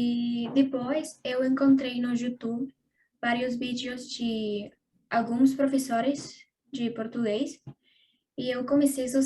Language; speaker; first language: Portuguese; non-native, learner; Spanish